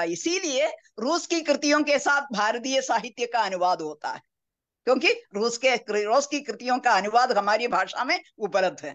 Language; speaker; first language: Hindi; non-native, fluent; Russian